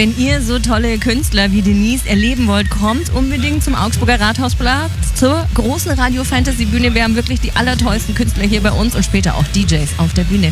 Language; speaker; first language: German; native; German